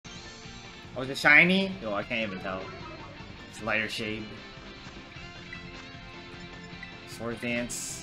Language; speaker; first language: English; native; English